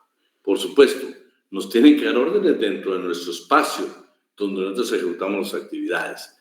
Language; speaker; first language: Spanish; native; Spanish